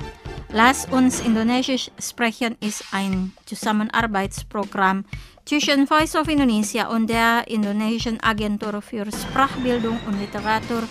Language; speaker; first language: German; non-native, fluent; Indonesian